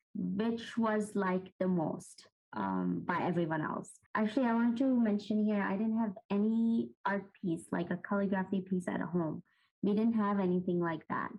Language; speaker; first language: English; non-native, local second language; Urdu